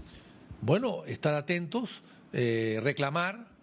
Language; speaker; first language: Spanish; native; Spanish